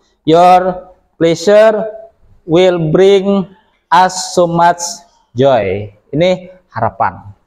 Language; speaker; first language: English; non-native, local second language; Indonesian